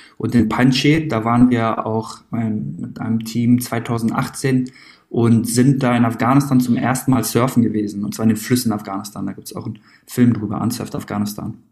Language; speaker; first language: German; early bilingual, other home language; Persian